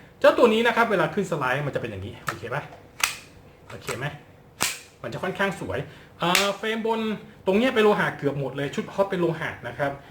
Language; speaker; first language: Thai; native; Thai